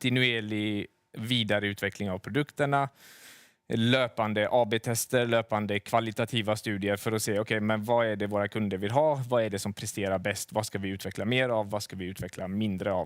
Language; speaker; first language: Swedish; native; Swedish